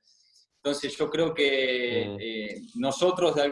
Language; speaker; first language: Spanish; native; Spanish